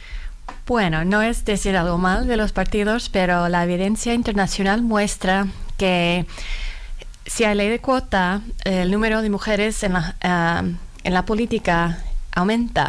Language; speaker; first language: Spanish; non-native, fluent; Finnish